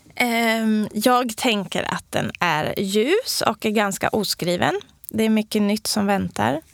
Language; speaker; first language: Swedish; native; Swedish